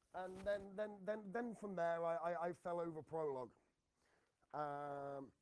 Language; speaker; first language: English; native; English